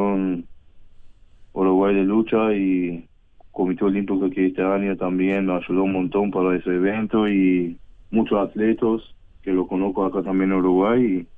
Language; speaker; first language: Spanish; non-native, learner; Persian